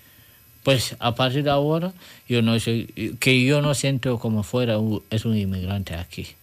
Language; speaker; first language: Spanish; non-native, learner; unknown